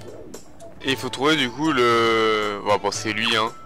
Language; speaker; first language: French; native; French